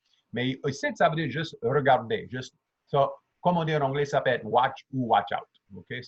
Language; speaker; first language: French; native; French